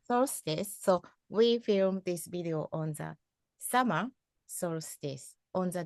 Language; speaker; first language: English; non-native, fluent; Japanese